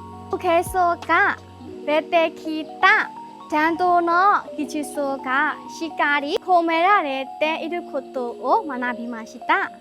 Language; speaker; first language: Japanese; non-native, learner; Burmese